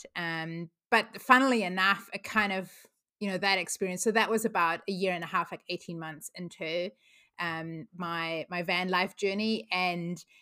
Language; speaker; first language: English; non-native, fluent; German